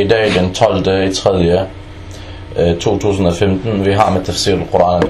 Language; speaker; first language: Danish; early bilingual, other home language; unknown